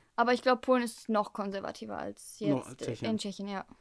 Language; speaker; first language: German; early bilingual, heritage; German